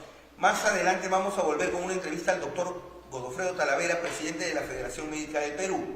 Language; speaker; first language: Spanish; native; Spanish